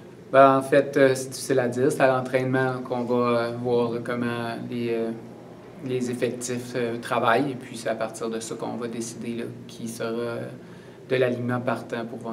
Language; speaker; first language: French; native; French